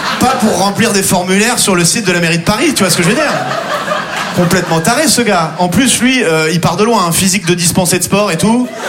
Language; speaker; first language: French; native; French